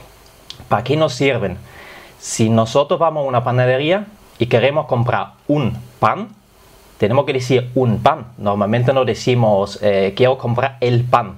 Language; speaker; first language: Spanish; non-native, fluent; German